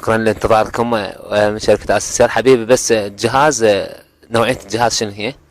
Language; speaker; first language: Arabic; native; Arabic